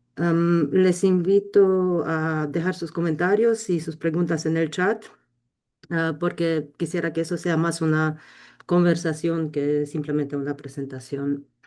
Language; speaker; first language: Spanish; non-native, fluent; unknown